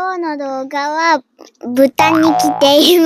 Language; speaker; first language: Japanese; early bilingual, heritage; Japanese